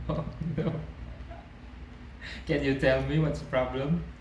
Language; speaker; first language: English; non-native, learner; Indonesian